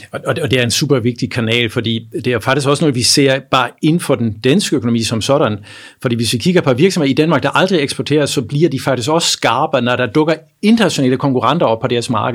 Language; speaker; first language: Danish; non-native, fluent; German